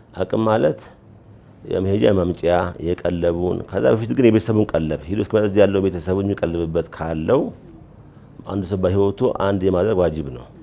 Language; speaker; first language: Amharic; native; Amharic